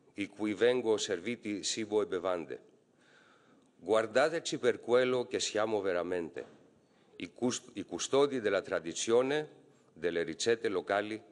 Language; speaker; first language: Italian; non-native, learner; Greek